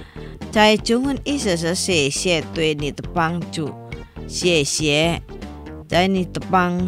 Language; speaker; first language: Chinese; non-native, learner; Indonesian